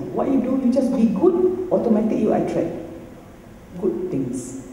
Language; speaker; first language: English; non-native, local second language; Malay